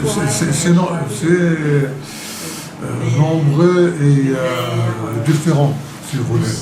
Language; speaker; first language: French; non-native, local second language; Arabic